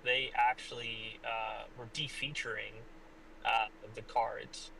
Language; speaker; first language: English; native; English